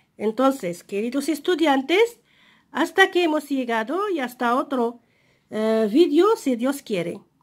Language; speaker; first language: Spanish; non-native, fluent; Arabic